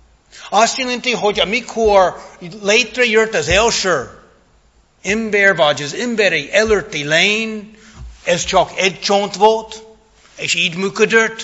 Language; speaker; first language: Hungarian; non-native, fluent; English